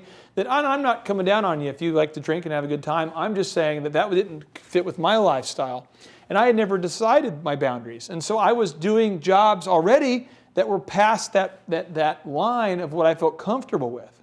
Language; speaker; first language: English; native; English